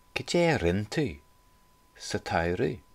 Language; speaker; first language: Irish; non-native, local second language; English